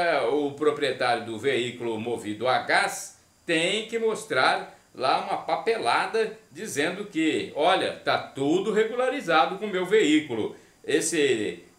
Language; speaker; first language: Portuguese; native; Portuguese